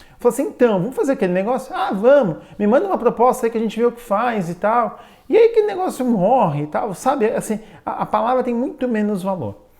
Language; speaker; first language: Portuguese; native; Portuguese